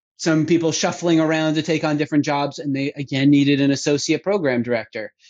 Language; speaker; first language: English; native; English